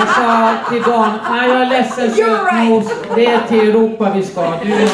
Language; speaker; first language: Swedish; native; Swedish